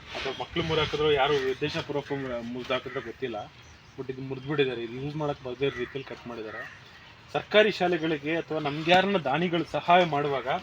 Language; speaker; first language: Kannada; native; Kannada